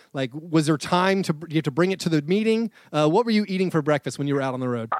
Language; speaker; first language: English; native; English